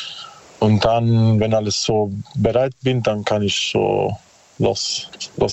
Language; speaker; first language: German; non-native, learner; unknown